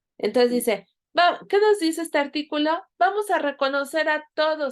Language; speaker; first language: Spanish; native; Spanish